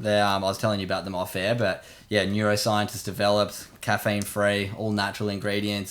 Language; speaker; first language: English; native; English